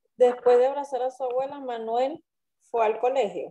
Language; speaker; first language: Spanish; native; Spanish